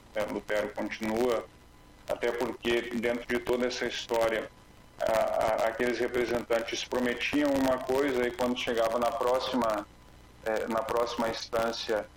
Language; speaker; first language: Portuguese; native; Portuguese